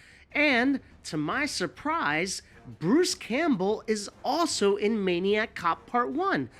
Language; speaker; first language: English; native; English